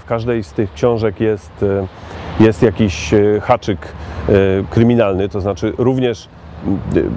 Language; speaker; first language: Polish; native; Polish